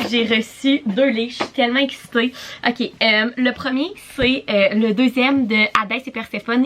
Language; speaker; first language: French; native; French